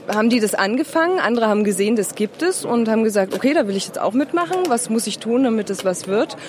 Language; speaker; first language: German; native; German